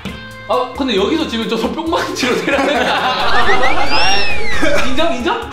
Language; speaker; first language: Korean; native; Korean